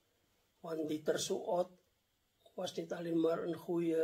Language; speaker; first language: Dutch; non-native, fluent; Indonesian